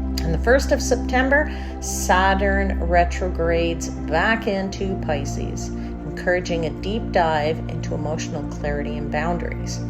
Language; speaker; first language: English; native; English